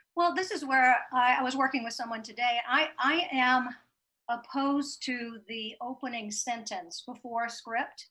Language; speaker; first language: English; native; English